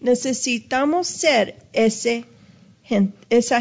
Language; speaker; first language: Spanish; early bilingual, heritage; Spanish